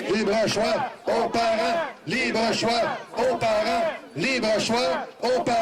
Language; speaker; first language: French; native; French